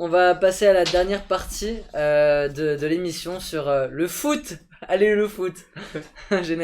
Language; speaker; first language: French; native; French